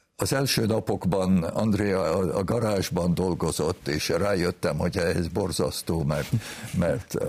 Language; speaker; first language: Hungarian; early bilingual, heritage; Hungarian